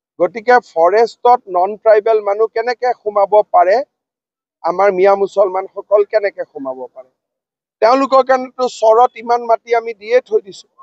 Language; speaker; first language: Assamese; native; Assamese